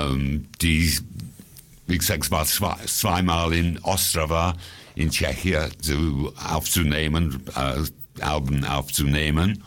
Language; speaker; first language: German; non-native, fluent; English